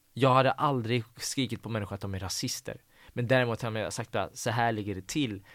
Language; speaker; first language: Swedish; early bilingual, other home language; Persian